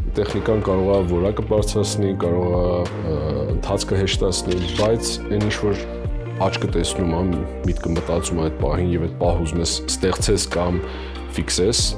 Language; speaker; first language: Armenian; early bilingual, heritage; Armenian